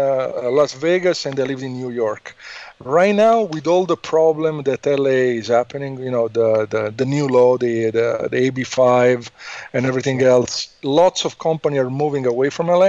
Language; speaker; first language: English; non-native, fluent; Italian